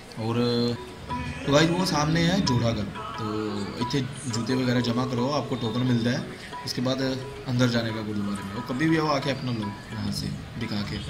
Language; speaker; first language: Hindi; non-native, local second language; Punjabi